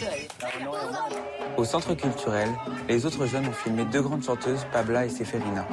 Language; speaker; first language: French; native; French